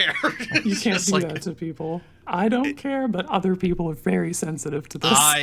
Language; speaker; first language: English; native; English